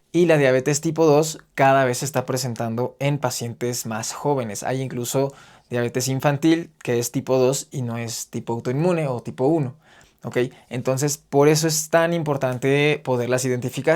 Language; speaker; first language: Spanish; native; Spanish